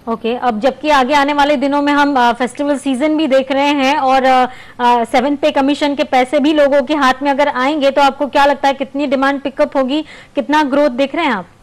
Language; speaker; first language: Hindi; non-native, local second language; Gujarati